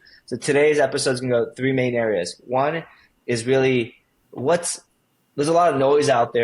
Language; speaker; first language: English; native; English